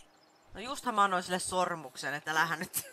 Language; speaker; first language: Finnish; native; Finnish